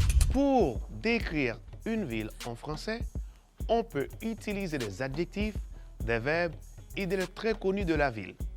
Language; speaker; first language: French; non-native, fluent; Spanish